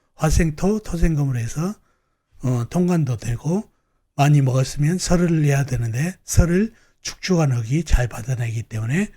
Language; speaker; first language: Korean; native; Korean